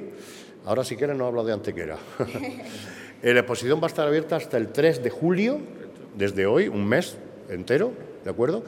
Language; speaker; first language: Spanish; native; Spanish